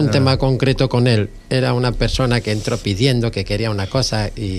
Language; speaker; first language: Spanish; native; Spanish